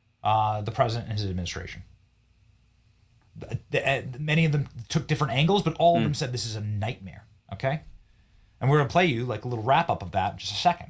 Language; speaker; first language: English; native; English